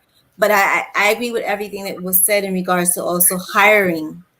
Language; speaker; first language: English; native; English